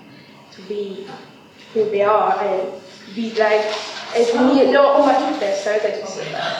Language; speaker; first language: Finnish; non-native, fluent; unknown